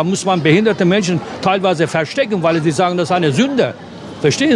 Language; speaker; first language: German; non-native, fluent; Turkish